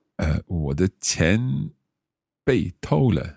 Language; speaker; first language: Chinese; non-native, learner; English